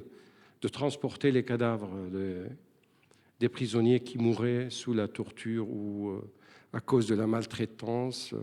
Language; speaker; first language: French; non-native, fluent; Arabic